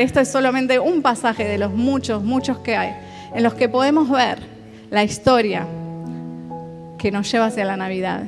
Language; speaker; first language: Spanish; native; Spanish